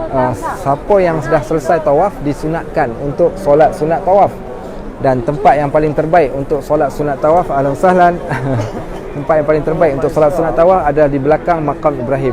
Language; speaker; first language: Malay; native; Malay